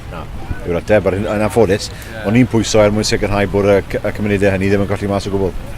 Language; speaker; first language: Welsh; native; Welsh